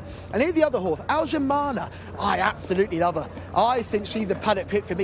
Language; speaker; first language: English; native; English